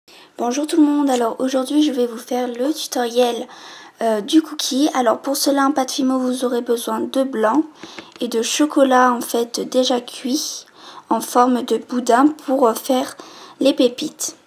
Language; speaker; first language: French; native; French